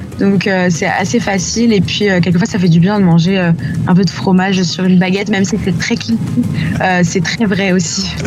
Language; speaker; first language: French; native; French